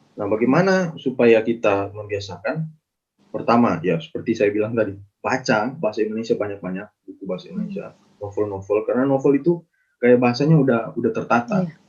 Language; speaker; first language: Indonesian; non-native, local second language; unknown